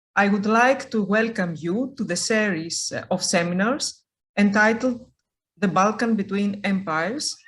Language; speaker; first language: English; non-native, fluent; Greek